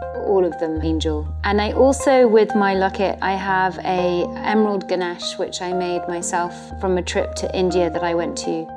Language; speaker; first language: English; native; English